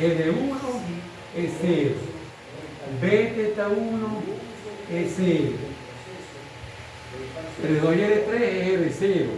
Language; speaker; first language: Spanish; native; Spanish